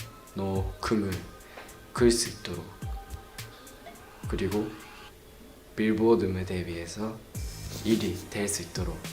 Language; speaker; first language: Korean; non-native, learner; Japanese